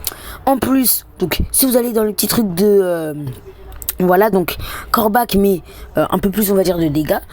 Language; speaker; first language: French; native; French